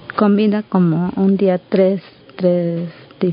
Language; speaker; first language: Spanish; non-native, local second language; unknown